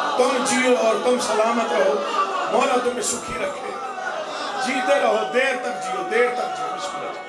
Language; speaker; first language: Urdu; non-native, local second language; Saraiki